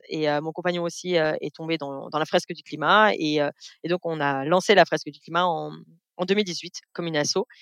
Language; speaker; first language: French; native; French